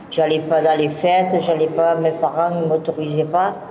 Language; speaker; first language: French; native; French